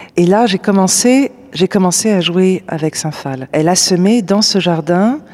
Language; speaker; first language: French; native; French